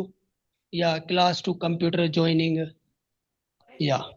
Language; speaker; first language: English; non-native, learner; Hindi